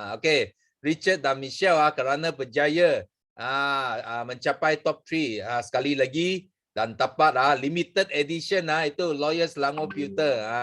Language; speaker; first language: Malay; non-native, local second language; Chinese